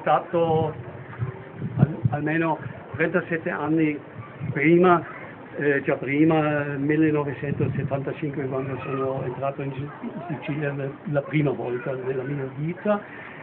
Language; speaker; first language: Italian; non-native, fluent; German